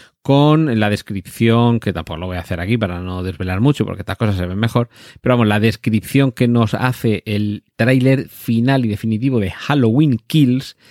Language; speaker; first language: Spanish; native; Spanish